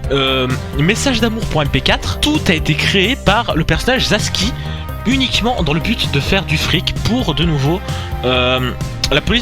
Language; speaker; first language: French; native; French